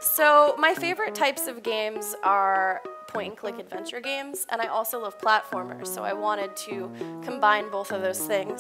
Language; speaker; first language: English; native; English